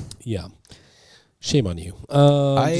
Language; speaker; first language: English; native; English